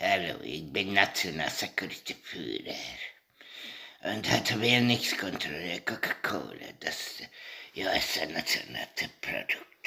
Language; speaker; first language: German; non-native, learner; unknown